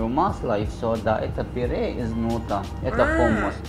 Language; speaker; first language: Russian; non-native, learner; Arabic